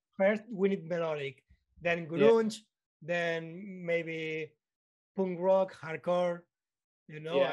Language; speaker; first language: English; non-native, learner; Spanish